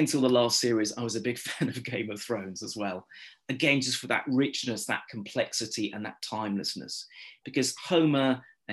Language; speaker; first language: English; native; English